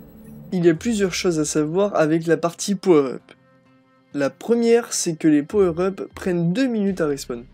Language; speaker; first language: French; native; French